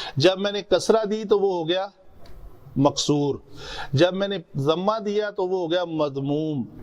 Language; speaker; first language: Urdu; non-native, local second language; Punjabi